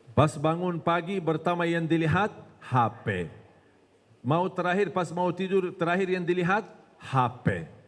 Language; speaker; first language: Malay; non-native, fluent; Arabic